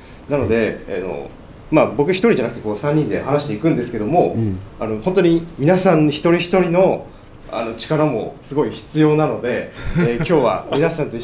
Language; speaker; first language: Japanese; native; Japanese